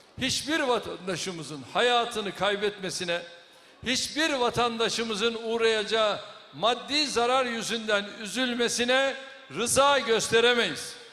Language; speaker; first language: Turkish; native; Turkish